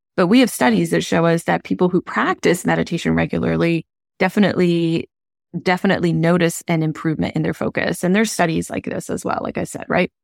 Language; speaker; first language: English; non-native, local second language; Hindi